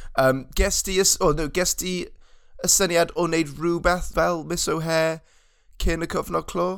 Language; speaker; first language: Welsh; non-native, local second language; English